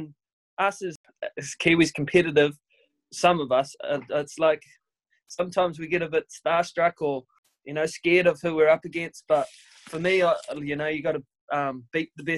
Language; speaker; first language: English; native; English